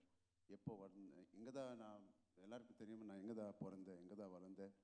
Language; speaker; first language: Tamil; non-native, local second language; Telugu